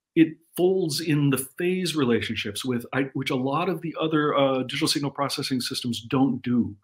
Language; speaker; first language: English; native; English